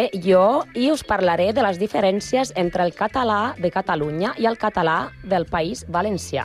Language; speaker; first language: Catalan; non-native, learner; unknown